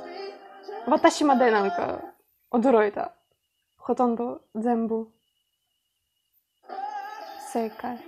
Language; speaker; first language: Japanese; non-native, learner; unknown